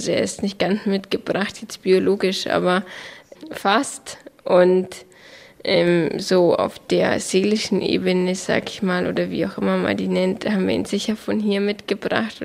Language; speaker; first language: German; native; German